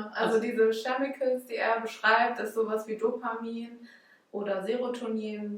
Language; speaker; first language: German; native; German